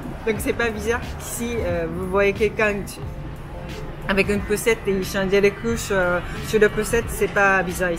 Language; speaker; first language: French; non-native, fluent; Japanese